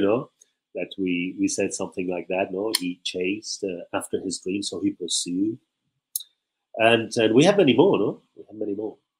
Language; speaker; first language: English; non-native, fluent; Spanish